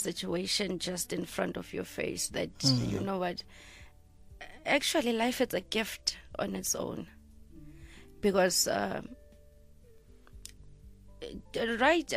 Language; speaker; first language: English; non-native, local second language; Zulu